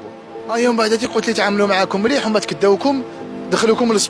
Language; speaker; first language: Arabic; native; Arabic